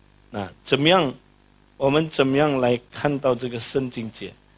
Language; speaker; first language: Chinese; non-native, fluent; Indonesian